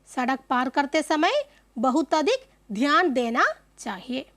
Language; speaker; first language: Hindi; non-native, local second language; Malayalam